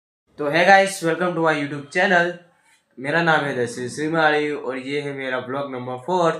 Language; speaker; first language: Hindi; non-native, local second language; Gujarati